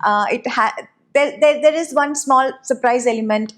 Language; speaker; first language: English; non-native, local second language; Tamil